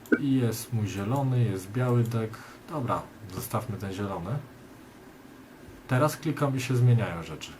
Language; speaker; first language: Polish; native; Polish